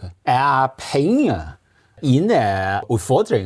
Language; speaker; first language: Danish; non-native, learner; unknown